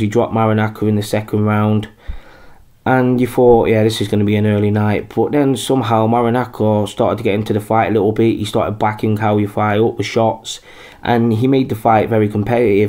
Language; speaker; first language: English; native; English